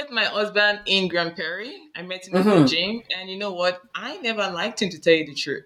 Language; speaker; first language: English; non-native, local second language; Yoruba